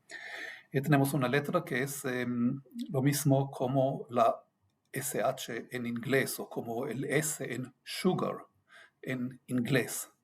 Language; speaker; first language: Spanish; non-native, fluent; Hebrew